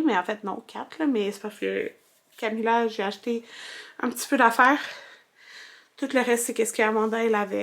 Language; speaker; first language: French; native; French